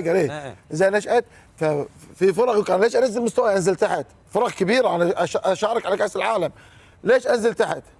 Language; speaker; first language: Arabic; native; Arabic